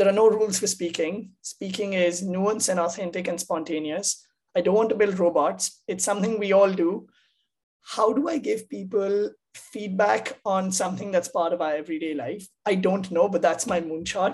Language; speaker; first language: English; non-native, local second language; Hindi